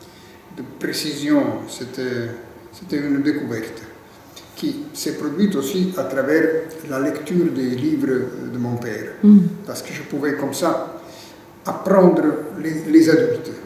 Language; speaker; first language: French; non-native, fluent; Italian